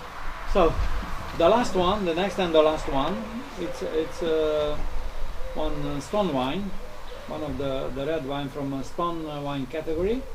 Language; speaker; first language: English; non-native, learner; Romanian